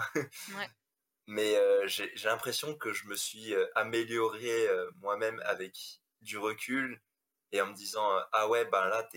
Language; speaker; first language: French; native; French